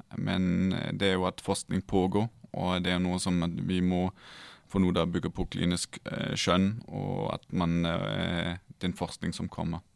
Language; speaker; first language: Norwegian; non-native, fluent; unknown